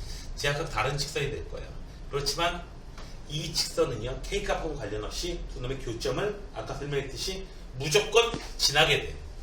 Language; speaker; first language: Korean; native; Korean